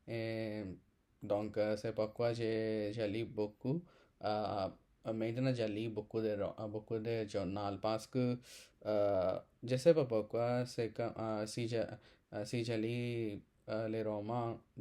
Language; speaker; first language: French; non-native, learner; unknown